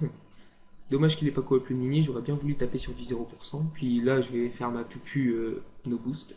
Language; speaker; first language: French; native; French